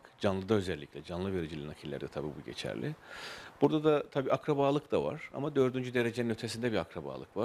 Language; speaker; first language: Turkish; native; Turkish